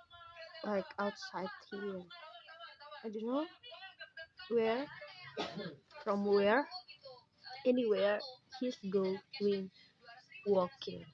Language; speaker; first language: English; non-native, learner; Indonesian